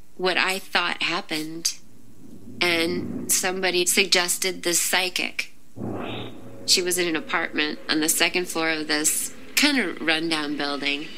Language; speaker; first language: English; native; English